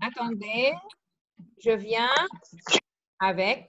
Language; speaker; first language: French; non-native, fluent; Arabic